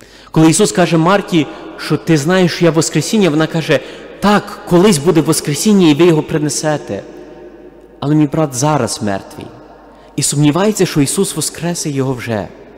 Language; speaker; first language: Ukrainian; native; Ukrainian